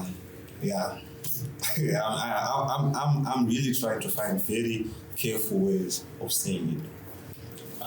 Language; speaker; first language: English; non-native, local second language; Shona